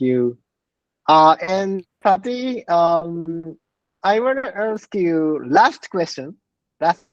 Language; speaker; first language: English; non-native, learner; Japanese